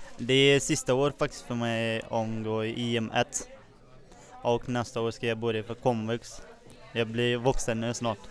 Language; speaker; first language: Swedish; non-native, learner; Persian